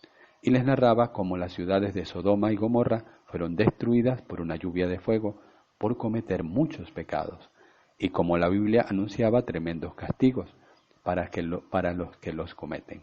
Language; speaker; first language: Spanish; native; Spanish